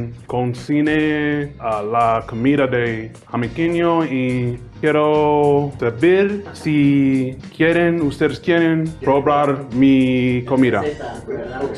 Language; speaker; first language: Spanish; non-native, learner; English